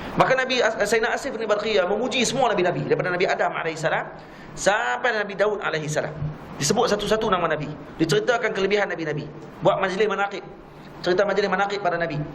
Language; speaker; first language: Malay; native; Malay